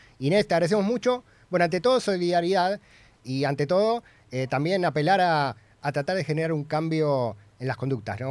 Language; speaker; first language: Spanish; native; Spanish